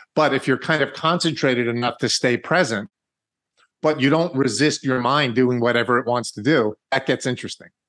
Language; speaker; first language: English; native; English